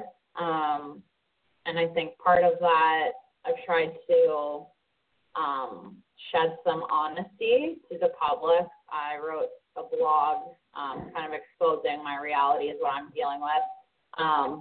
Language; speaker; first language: English; native; English